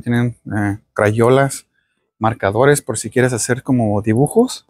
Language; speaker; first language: Spanish; early bilingual, heritage; Spanish